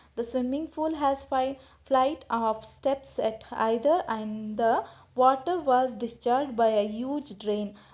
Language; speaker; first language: English; non-native, local second language; Kannada